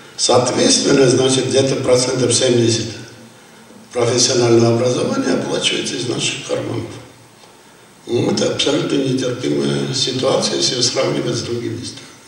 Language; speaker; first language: Russian; non-native, local second language; Armenian